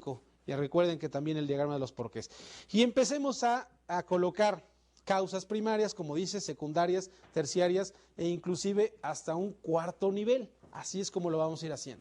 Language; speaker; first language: Spanish; native; Spanish